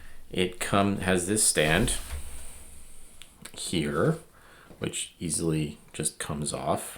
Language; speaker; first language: English; native; English